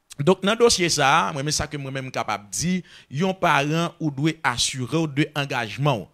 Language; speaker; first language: French; non-native, local second language; Haitian Creole